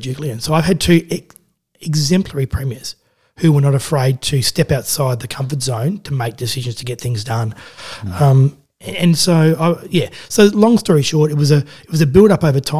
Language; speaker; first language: English; native; English